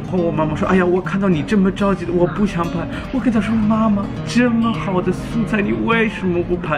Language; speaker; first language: Chinese; non-native, fluent; German